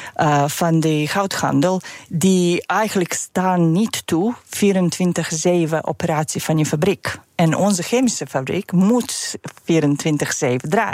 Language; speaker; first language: Dutch; non-native, fluent; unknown